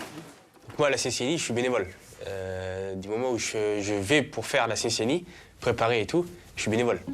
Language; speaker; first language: French; native; French